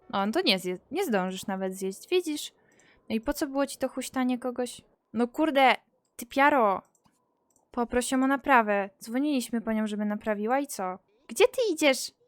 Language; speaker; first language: Polish; native; Polish